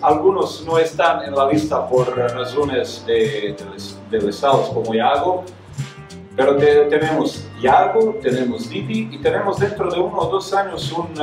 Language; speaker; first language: Spanish; non-native, fluent; Serbian